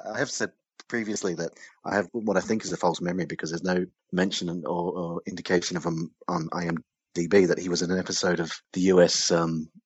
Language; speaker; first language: English; native; English